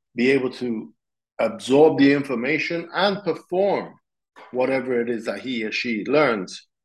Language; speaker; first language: English; non-native, fluent; Italian